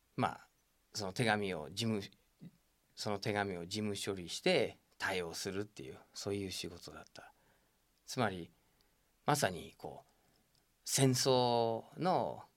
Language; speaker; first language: Japanese; non-native, fluent; English